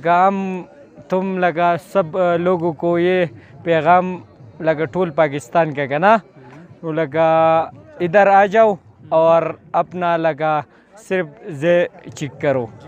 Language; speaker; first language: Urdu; non-native, local second language; Pashto